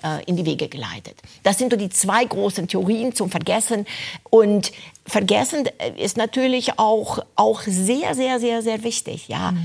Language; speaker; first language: German; non-native, fluent; Romanian